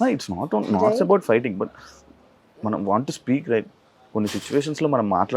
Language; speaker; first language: Telugu; native; Telugu